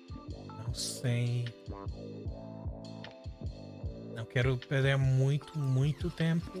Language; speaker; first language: Portuguese; non-native, fluent; English